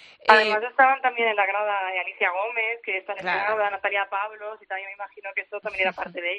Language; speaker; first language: Spanish; native; Spanish